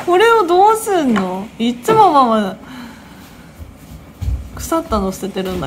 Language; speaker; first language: Japanese; native; Japanese